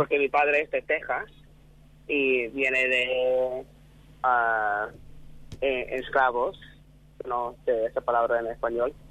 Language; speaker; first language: Spanish; non-native, fluent; English